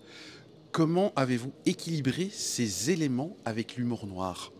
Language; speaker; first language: French; native; French